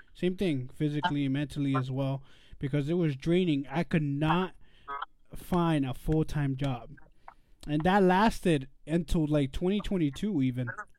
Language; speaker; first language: English; early bilingual, other home language; Spanish